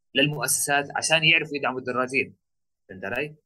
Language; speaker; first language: Arabic; native; Arabic